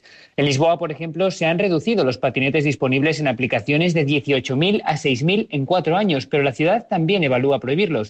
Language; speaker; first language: Spanish; native; Spanish